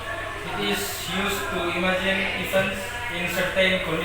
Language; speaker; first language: English; non-native, learner; Indonesian